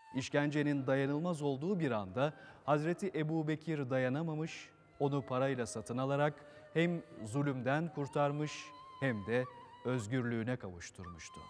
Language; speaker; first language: Turkish; native; Turkish